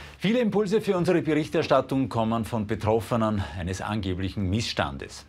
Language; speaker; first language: German; native; German